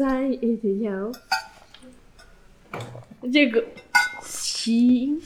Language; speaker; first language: Chinese; non-native, learner; Japanese